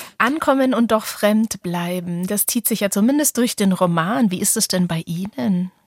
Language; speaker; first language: German; native; German